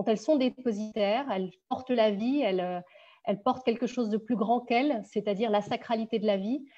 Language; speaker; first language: French; native; French